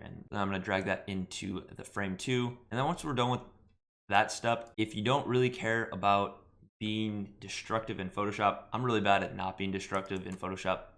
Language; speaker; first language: English; native; English